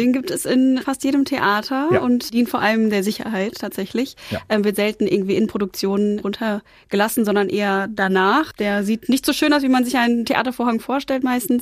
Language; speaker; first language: German; native; German